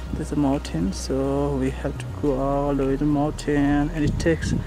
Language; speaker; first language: English; non-native, local second language; Nepali